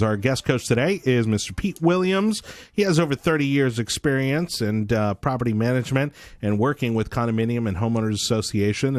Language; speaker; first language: English; native; English